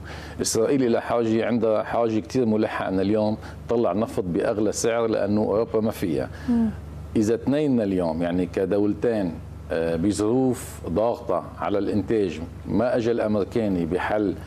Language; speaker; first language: Arabic; native; Arabic